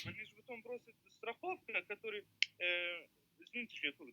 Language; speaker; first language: Russian; non-native, learner; Arabic